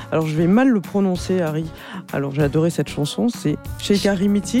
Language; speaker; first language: French; native; French